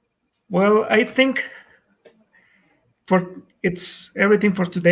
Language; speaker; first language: English; non-native, fluent; Spanish